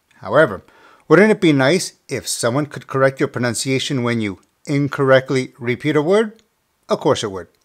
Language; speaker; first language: English; early bilingual, other home language; Spanish